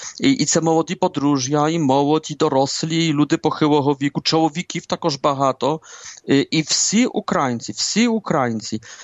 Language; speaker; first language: Ukrainian; early bilingual, heritage; Ukrainian